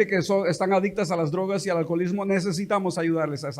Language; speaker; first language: Spanish; native; Spanish